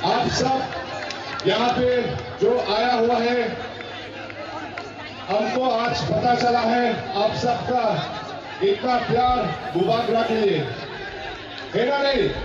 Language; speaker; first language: Hindi; non-native, local second language; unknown